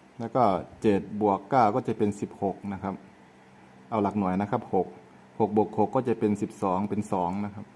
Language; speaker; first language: Thai; native; Thai